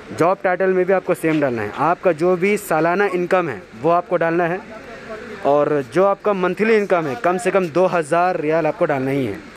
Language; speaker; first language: Hindi; native; Hindi